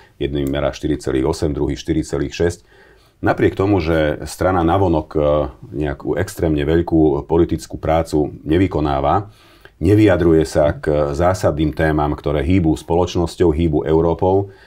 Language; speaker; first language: Slovak; non-native, local second language; Hungarian